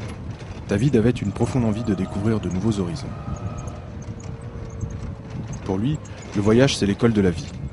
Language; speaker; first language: French; native; French